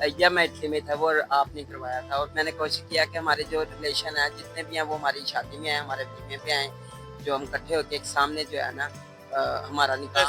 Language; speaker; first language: Urdu; non-native, local second language; Punjabi